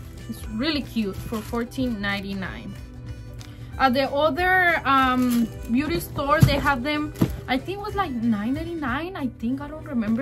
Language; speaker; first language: English; early bilingual, other home language; Spanish